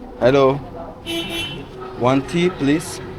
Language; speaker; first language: English; non-native, learner; Turkish